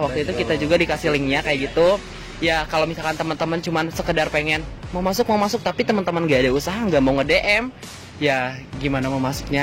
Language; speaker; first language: Indonesian; native; Indonesian